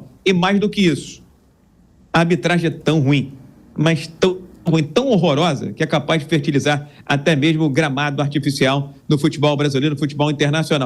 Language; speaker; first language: Portuguese; native; Portuguese